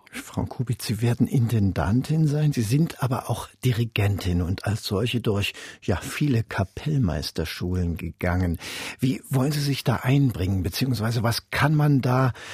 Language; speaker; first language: German; native; German